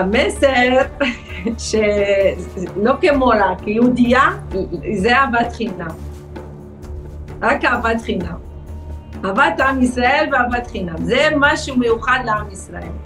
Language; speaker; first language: Hebrew; non-native, fluent; Arabic